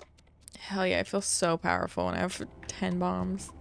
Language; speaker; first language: English; native; English